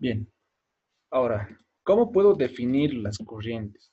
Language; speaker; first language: Spanish; native; Spanish